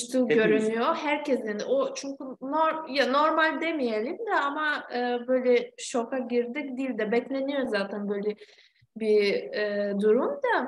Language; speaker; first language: Turkish; non-native, fluent; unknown